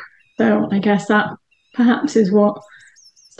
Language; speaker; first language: English; native; English